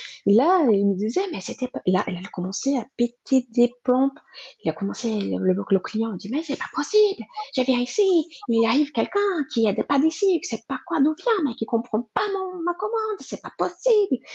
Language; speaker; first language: French; non-native, fluent; Portuguese